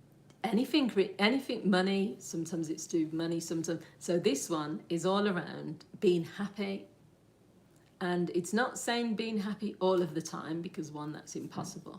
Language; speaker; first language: English; native; English